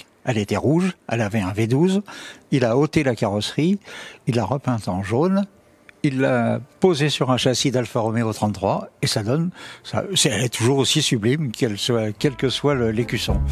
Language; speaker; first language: French; native; French